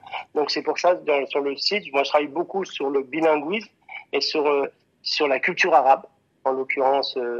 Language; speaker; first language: French; native; French